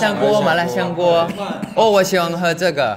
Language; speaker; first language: Chinese; non-native, learner; Thai